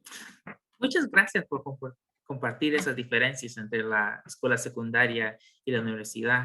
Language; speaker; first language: Spanish; early bilingual, heritage; Spanish